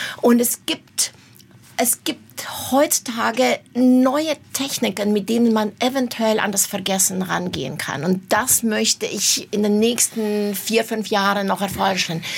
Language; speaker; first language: German; non-native, fluent; Romanian